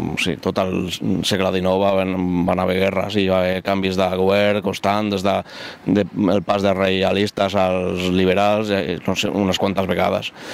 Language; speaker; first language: Catalan; non-native, local second language; Spanish